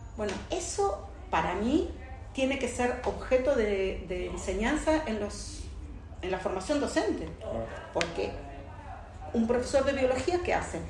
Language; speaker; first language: Spanish; native; Spanish